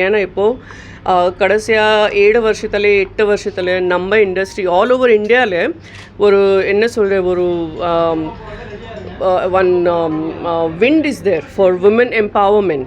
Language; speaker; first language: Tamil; non-native, fluent; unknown